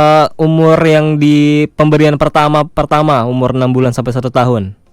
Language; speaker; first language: Indonesian; native; Indonesian